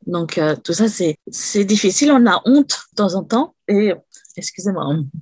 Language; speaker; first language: French; native; French